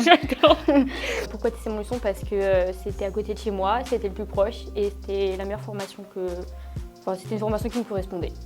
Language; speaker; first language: French; native; French